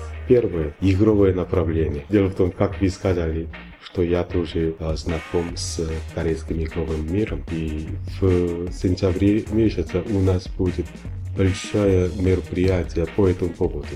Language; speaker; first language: Russian; non-native, fluent; Korean